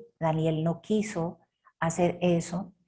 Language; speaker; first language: Spanish; native; Spanish